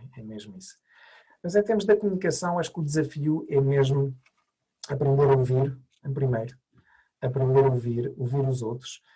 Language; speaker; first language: Portuguese; non-native, fluent; French